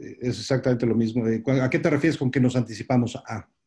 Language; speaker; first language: Spanish; native; Spanish